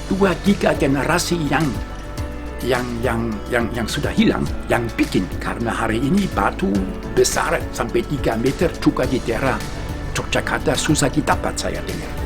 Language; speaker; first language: Indonesian; non-native, fluent; German